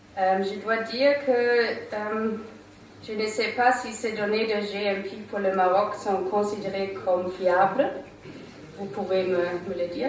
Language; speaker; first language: French; non-native, learner; German